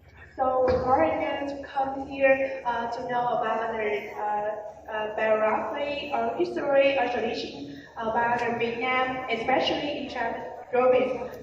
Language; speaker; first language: English; non-native, learner; Vietnamese